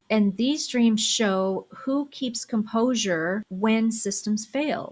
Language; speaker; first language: English; native; English